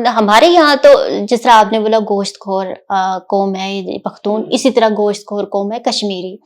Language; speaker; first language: Urdu; non-native, local second language; Kashmiri